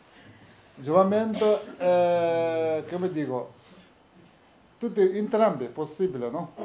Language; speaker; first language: Italian; non-native, learner; Tibetan